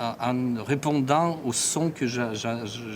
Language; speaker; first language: French; non-native, fluent; Russian